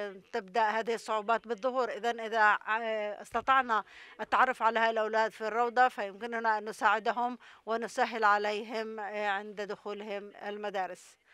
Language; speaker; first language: Arabic; non-native, local second language; Hebrew